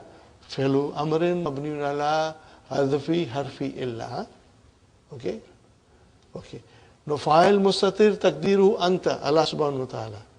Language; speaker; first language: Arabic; non-native, fluent; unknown